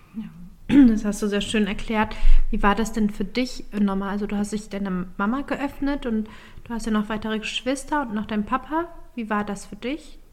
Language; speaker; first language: German; early bilingual, other home language; Turkish